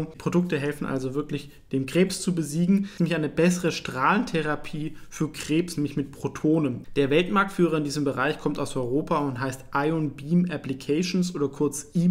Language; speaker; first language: German; native; German